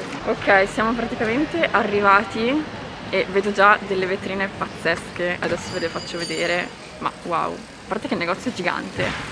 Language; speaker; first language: Italian; native; Italian